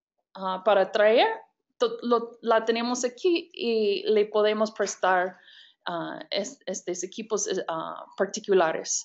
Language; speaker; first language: Spanish; non-native, fluent; English